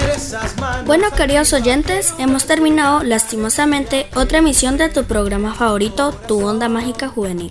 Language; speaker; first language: Spanish; native; Spanish